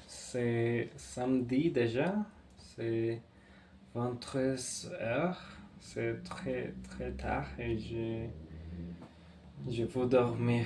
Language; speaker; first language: French; non-native, fluent; Spanish